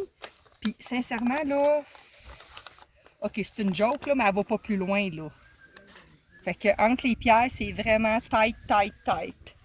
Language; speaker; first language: French; native; French